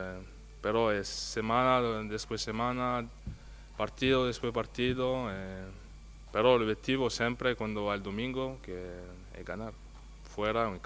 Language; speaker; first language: Spanish; non-native, fluent; French